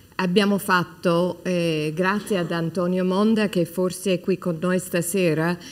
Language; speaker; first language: Italian; non-native, fluent; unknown